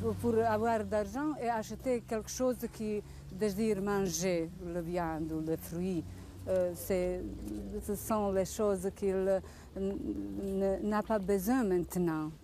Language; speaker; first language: French; non-native, learner; Bosnian